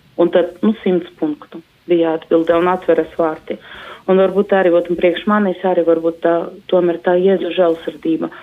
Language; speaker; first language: Latvian; non-native, local second language; Russian